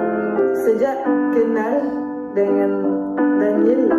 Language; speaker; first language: Indonesian; non-native, fluent; French